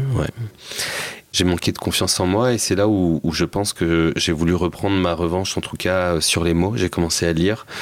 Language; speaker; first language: French; native; French